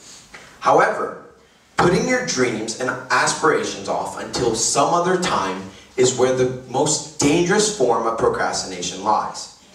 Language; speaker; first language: English; native; English